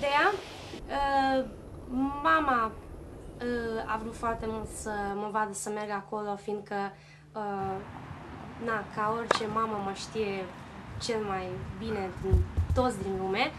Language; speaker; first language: Romanian; early bilingual, heritage; Romanian